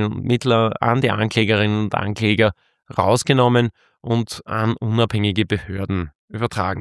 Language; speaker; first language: German; native; German